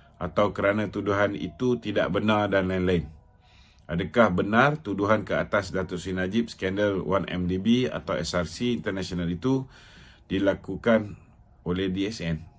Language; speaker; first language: Malay; native; Malay